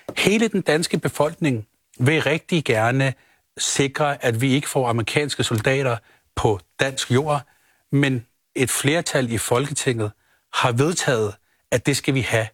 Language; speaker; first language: Danish; early bilingual, other home language; Urdu